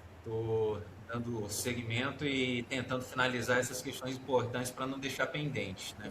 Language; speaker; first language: Portuguese; native; Portuguese